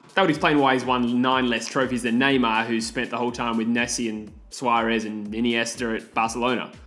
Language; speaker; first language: English; native; English